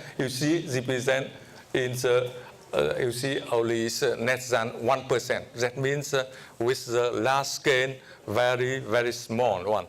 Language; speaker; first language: English; non-native, fluent; Vietnamese